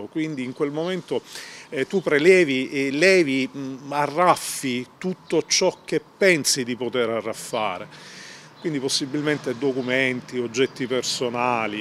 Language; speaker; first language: Italian; native; Italian